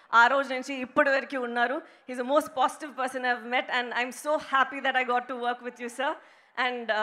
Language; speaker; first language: Telugu; non-native, local second language; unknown